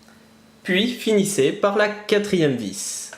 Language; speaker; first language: French; native; French